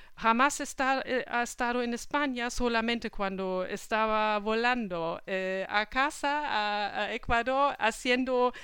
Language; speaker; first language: Spanish; non-native, fluent; German